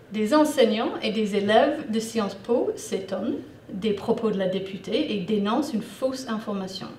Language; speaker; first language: French; non-native, fluent; English